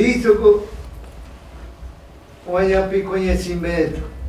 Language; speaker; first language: Portuguese; non-native, local second language; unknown